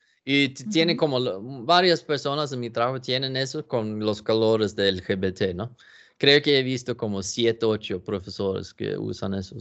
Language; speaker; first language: Spanish; non-native, learner; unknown